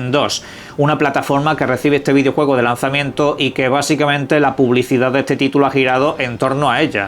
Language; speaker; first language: Spanish; native; Spanish